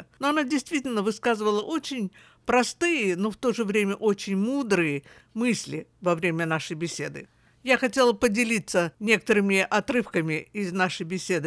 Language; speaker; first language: Russian; native; Russian